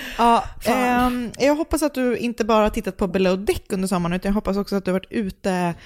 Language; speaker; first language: Swedish; native; Swedish